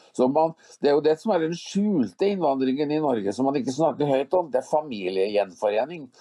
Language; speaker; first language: Norwegian; native; Norwegian